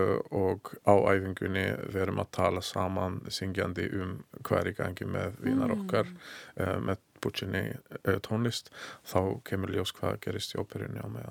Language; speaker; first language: Icelandic; non-native, learner; Hungarian